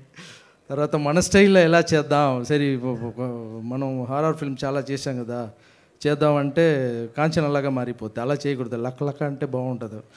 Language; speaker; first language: Telugu; non-native, fluent; Tamil